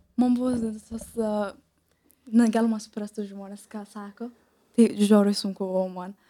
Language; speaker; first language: Lithuanian; non-native, learner; Tigrinya